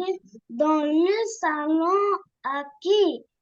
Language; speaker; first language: French; non-native, learner; Arabic